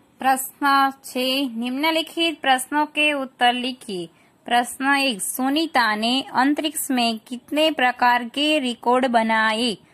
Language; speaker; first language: Hindi; non-native, local second language; Gujarati